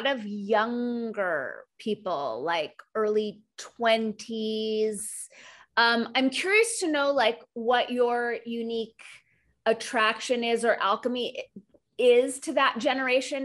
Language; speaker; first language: English; native; English